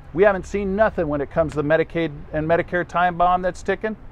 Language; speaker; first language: English; native; English